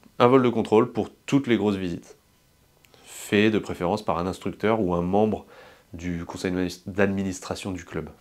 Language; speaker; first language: French; native; French